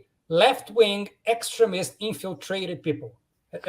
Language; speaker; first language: English; non-native, fluent; Portuguese